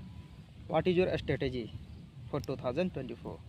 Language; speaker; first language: English; non-native, local second language; Hindi